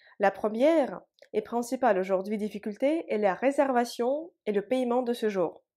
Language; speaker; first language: French; non-native, fluent; Russian